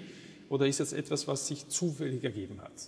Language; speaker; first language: German; native; German